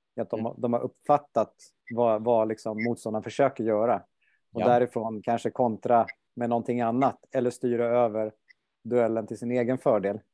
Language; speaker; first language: Swedish; native; Swedish